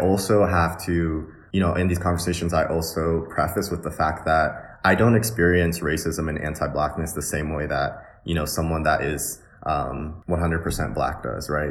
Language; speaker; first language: English; native; English